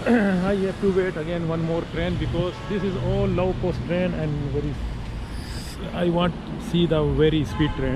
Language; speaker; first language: English; non-native, learner; Urdu